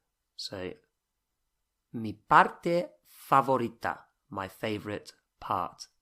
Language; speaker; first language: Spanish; non-native, fluent; English